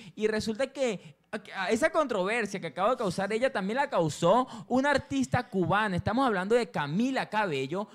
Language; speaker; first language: Spanish; native; Spanish